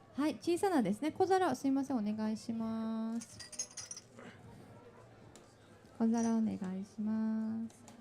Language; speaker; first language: Japanese; native; Japanese